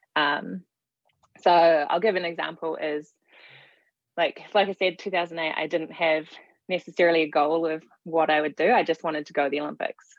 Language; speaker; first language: English; native; English